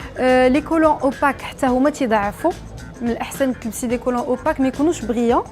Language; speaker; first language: Arabic; native; Arabic